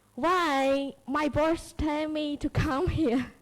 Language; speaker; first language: English; non-native, learner; Khmer